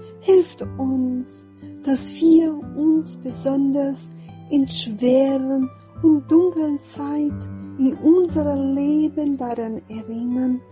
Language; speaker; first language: German; non-native, fluent; Portuguese